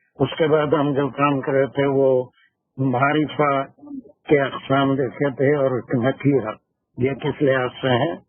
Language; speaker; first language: Urdu; native; Urdu